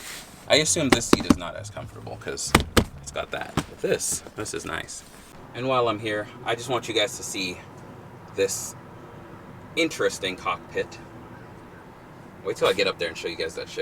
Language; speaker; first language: English; native; English